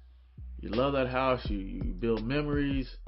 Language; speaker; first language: English; native; English